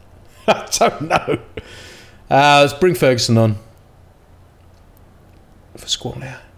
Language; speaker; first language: English; native; English